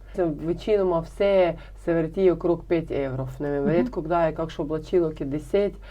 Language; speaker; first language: Slovenian; non-native, fluent; Ukrainian